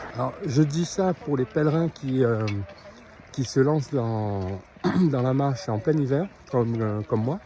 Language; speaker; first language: French; native; French